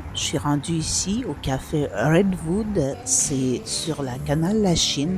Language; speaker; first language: French; non-native, fluent; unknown